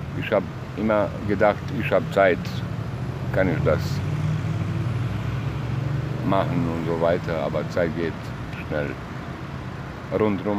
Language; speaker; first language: German; non-native, learner; Bosnian